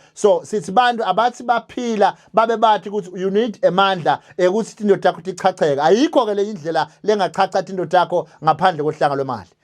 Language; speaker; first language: Zulu; native; Zulu